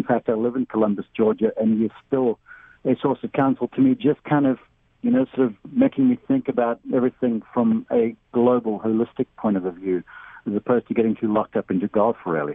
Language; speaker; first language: English; native; English